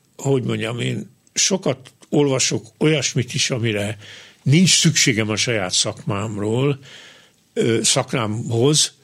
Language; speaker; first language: Hungarian; native; Hungarian